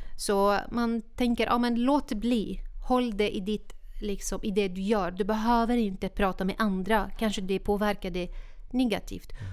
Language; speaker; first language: Swedish; non-native, fluent; Arabic